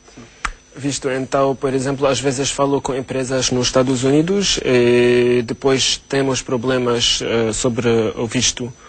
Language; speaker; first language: Portuguese; non-native, learner; Arabic